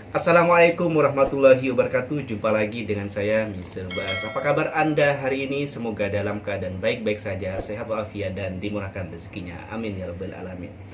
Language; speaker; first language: Indonesian; non-native, local second language; Madurese